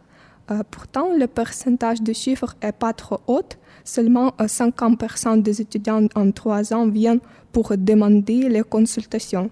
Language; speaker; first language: French; non-native, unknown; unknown